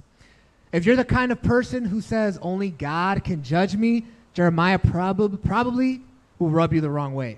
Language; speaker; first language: English; native; English